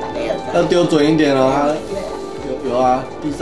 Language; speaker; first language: Chinese; native; Chinese